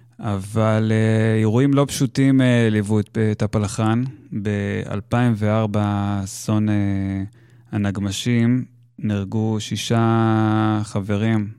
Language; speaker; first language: Hebrew; native; Hebrew